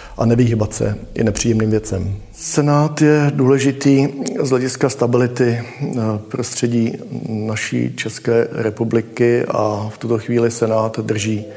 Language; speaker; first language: Czech; native; Czech